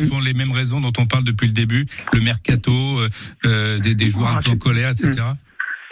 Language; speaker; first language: French; native; French